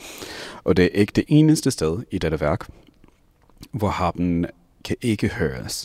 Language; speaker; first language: Danish; non-native, fluent; English